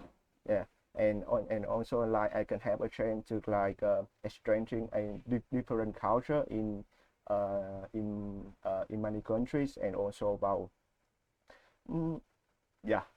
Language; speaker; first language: English; non-native, learner; Vietnamese